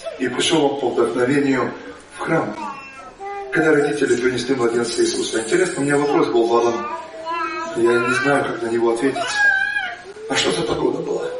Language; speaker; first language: Russian; native; Russian